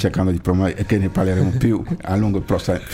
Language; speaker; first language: Italian; non-native, fluent; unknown